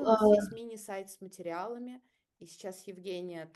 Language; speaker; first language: Russian; native; Russian